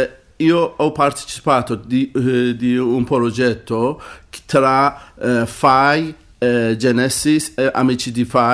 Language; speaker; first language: Italian; non-native, learner; Persian